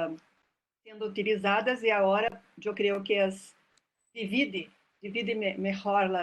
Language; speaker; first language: Spanish; non-native, fluent; Portuguese